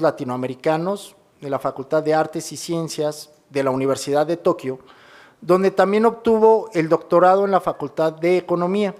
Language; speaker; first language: Spanish; native; Spanish